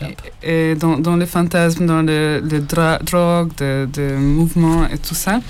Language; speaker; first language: French; non-native, learner; Hungarian